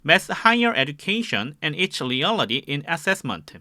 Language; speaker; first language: English; non-native, fluent; Korean